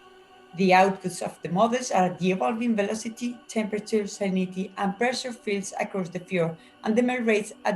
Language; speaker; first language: English; non-native, fluent; Spanish